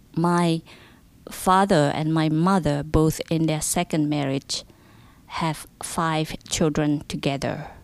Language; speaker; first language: English; non-native, fluent; Indonesian